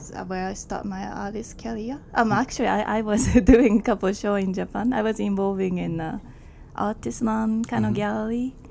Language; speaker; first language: English; non-native, learner; Japanese